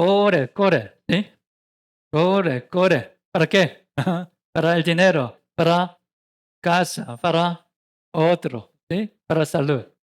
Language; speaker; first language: Spanish; non-native, learner; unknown